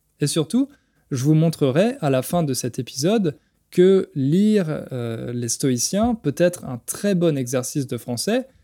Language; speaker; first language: French; native; French